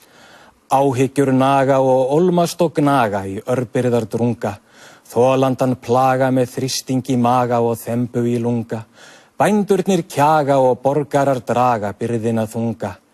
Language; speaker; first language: Icelandic; native; Icelandic